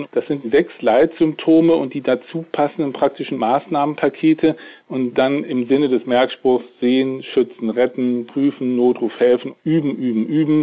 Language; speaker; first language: German; native; German